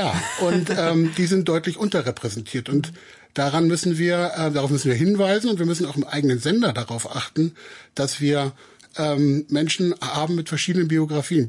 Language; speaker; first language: German; native; German